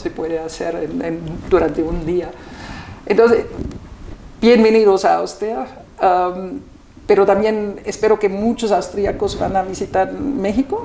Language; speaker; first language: Spanish; non-native, fluent; German